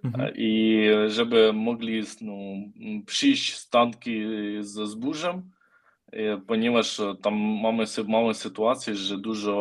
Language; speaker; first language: Polish; non-native, learner; Ukrainian